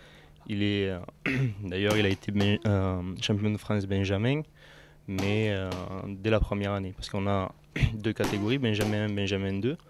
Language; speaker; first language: French; native; French